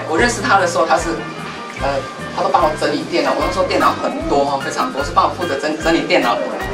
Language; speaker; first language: Chinese; native; Chinese